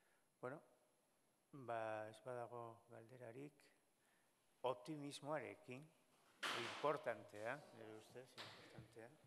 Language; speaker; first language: Basque; non-native, local second language; Spanish